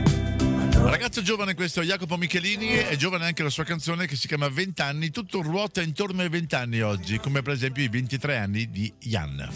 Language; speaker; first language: Italian; native; Italian